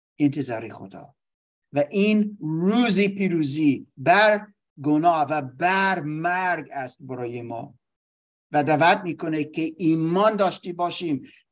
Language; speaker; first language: Persian; non-native, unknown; English